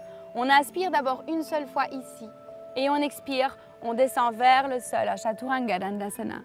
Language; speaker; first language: French; native; French